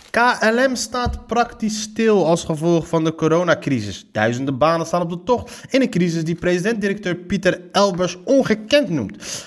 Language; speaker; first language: Dutch; early bilingual, other home language; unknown